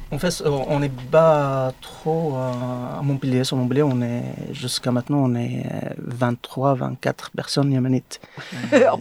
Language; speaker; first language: French; non-native, learner; Arabic